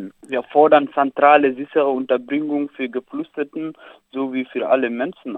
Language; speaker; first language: German; non-native, learner; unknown